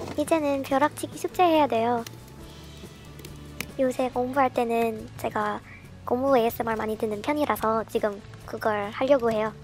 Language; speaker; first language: Korean; non-native, learner; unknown